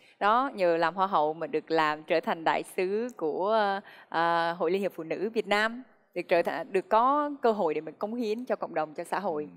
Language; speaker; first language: Vietnamese; non-native, local second language; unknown